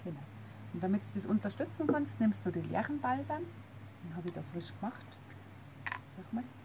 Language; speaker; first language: German; native; German